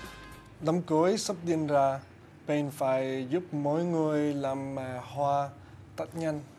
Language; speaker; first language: Vietnamese; non-native, learner; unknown